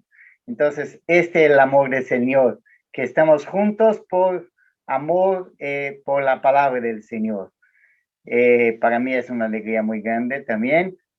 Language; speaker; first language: Spanish; non-native, learner; Portuguese